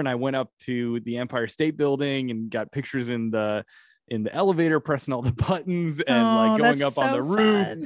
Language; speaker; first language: English; native; English